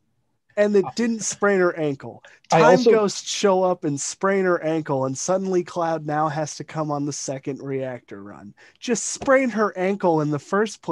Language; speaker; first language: English; native; English